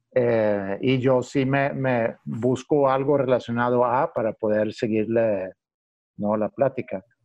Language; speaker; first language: Spanish; non-native, fluent; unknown